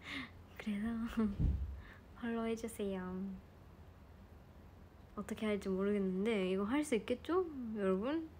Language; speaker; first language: Korean; non-native, fluent; Japanese